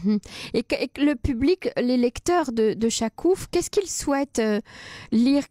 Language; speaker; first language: French; native; French